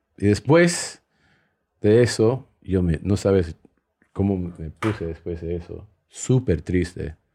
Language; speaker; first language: Spanish; early bilingual, heritage; Spanish